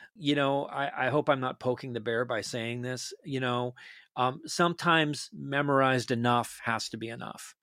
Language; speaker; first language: English; native; English